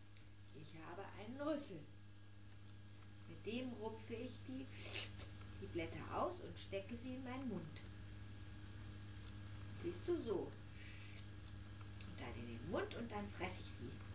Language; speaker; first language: German; native; German